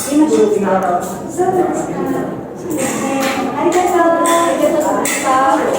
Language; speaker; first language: Japanese; non-native, fluent; Indonesian